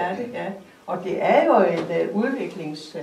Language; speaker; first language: Danish; native; Danish